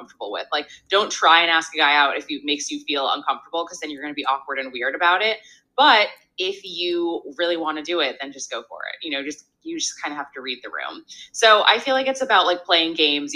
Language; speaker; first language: English; native; English